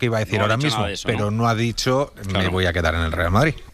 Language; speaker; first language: Spanish; native; Spanish